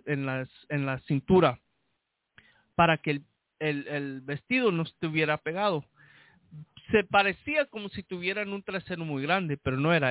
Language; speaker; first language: Spanish; early bilingual, heritage; Spanish